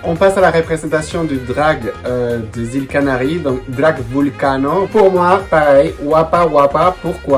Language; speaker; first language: French; non-native, fluent; Spanish